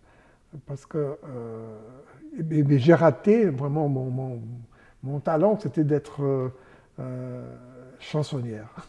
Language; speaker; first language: French; non-native, fluent; Portuguese